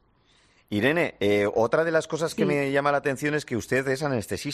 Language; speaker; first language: Spanish; native; Spanish